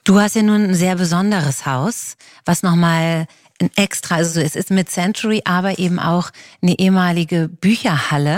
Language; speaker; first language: German; native; German